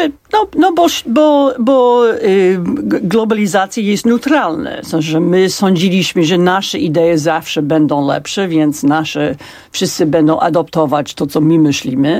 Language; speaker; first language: Polish; non-native, fluent; English